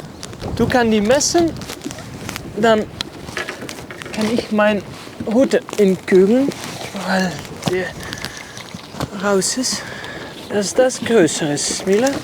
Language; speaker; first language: German; non-native, learner; Dutch